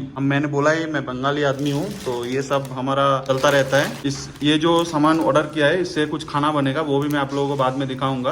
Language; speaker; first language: Hindi; non-native, local second language; Bangla